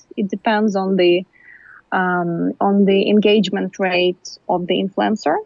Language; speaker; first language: English; non-native, fluent; Ukrainian